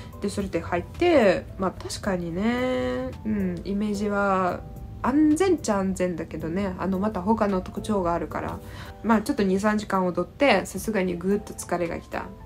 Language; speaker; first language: Japanese; non-native, fluent; Russian